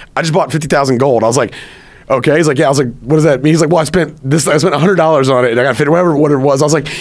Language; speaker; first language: English; native; English